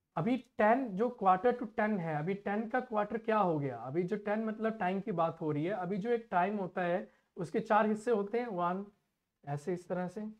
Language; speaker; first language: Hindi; non-native, local second language; Punjabi